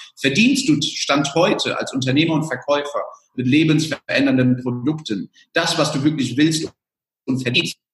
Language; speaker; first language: German; early bilingual, other home language; Spanish